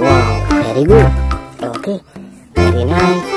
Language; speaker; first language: English; non-native, learner; Indonesian